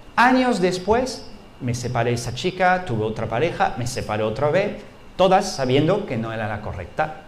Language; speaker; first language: Spanish; non-native, fluent; French